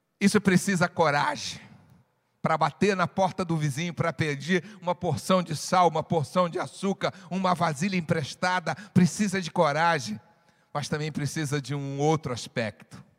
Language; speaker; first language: Portuguese; native; Portuguese